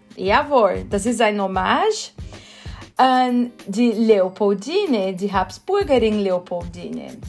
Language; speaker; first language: German; non-native, fluent; Portuguese